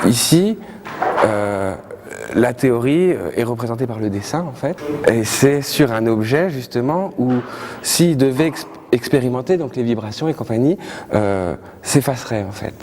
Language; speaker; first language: French; native; French